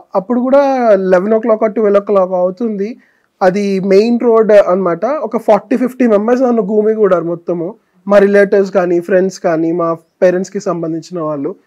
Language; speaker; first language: Telugu; native; Telugu